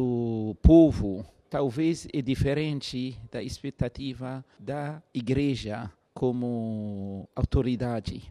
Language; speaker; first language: Portuguese; non-native, fluent; Arabic